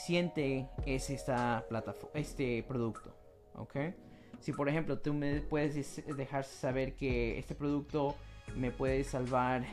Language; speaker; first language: Spanish; early bilingual, heritage; Spanish